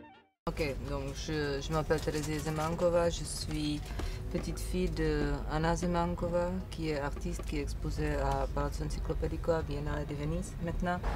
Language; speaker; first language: French; non-native, fluent; Czech